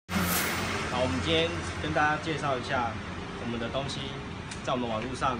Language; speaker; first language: Chinese; native; Chinese